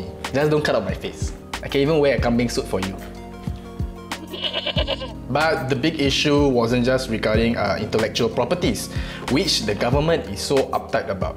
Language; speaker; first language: English; non-native, local second language; Malay